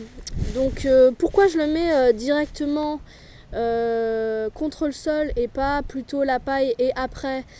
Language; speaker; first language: French; native; French